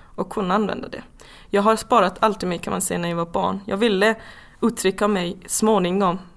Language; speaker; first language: Swedish; non-native, fluent; Persian